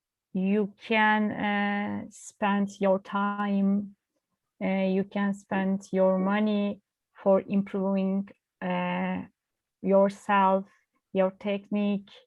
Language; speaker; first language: English; non-native, learner; Turkish